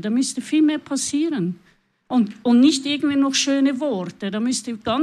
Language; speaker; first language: German; native; German